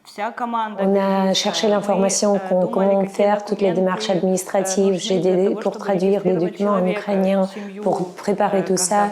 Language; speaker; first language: French; non-native, fluent; Ukrainian